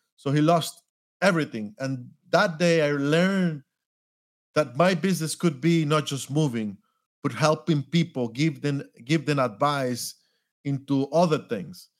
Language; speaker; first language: English; non-native, fluent; Spanish